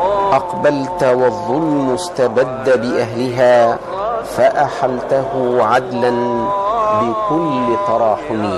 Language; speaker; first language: Arabic; native; Arabic